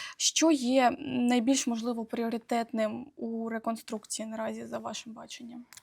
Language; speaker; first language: Ukrainian; native; Ukrainian